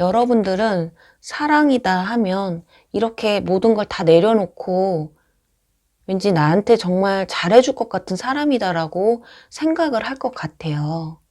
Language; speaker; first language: Korean; native; Korean